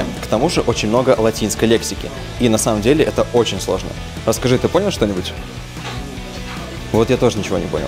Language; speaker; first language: Russian; native; Russian